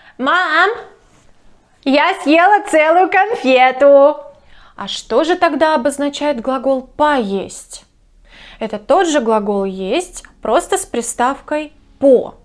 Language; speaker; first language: Russian; native; Russian